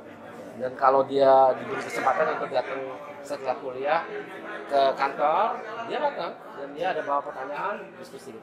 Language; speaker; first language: Indonesian; early bilingual, heritage; German